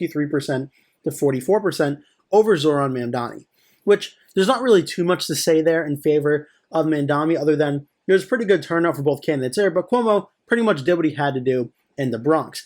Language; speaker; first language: English; native; English